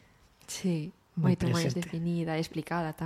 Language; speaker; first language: Galician; native; Galician